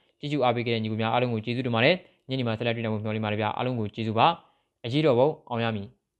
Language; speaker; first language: Burmese; native; Burmese